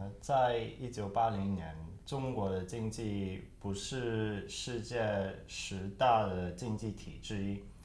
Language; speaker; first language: Chinese; early bilingual, heritage; Chinese